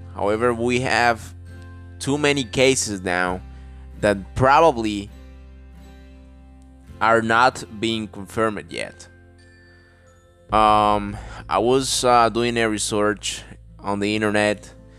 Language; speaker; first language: English; non-native, fluent; Spanish